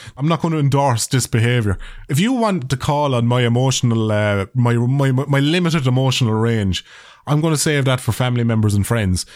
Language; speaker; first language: English; native; English